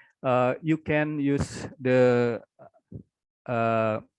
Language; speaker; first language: English; non-native, local second language; Indonesian